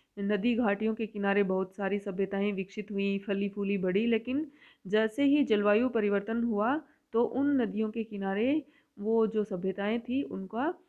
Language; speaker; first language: Hindi; native; Hindi